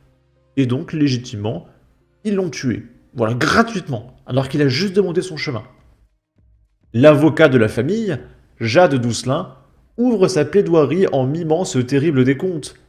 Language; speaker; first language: French; native; French